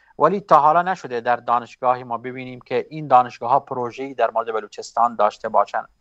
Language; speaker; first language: Persian; non-native, local second language; Baluchi